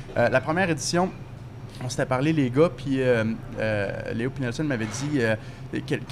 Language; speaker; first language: French; native; French